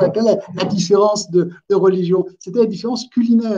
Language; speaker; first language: French; native; French